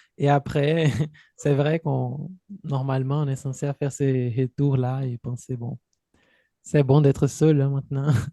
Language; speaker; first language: French; non-native, fluent; Portuguese